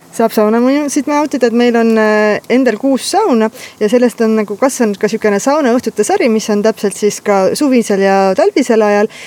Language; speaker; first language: Estonian; native; Estonian